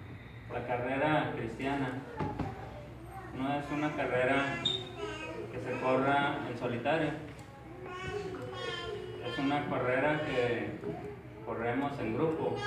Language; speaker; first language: Spanish; native; Spanish